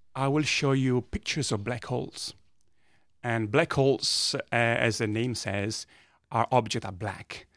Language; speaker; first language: English; non-native, fluent; Italian